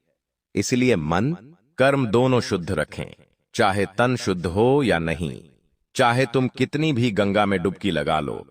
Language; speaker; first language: Hindi; native; Hindi